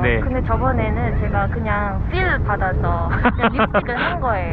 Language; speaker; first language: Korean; non-native, fluent; Filipino